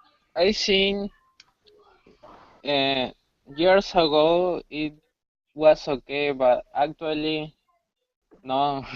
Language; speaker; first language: English; non-native, learner; Spanish